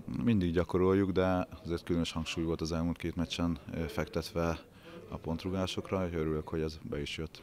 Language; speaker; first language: Hungarian; native; Hungarian